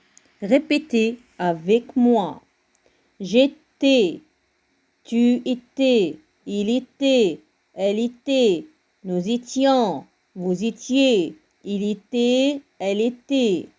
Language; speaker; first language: French; non-native, fluent; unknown